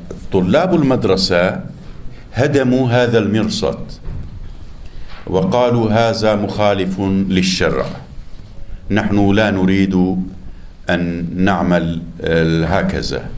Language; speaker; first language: Arabic; non-native, fluent; Turkish